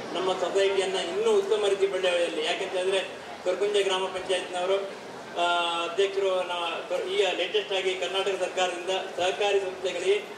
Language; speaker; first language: Kannada; native; Kannada